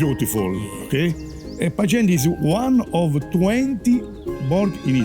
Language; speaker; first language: English; non-native, learner; Italian